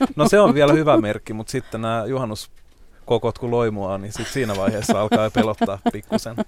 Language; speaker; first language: Finnish; native; Finnish